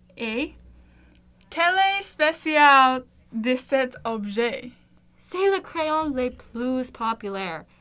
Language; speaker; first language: French; non-native, learner; English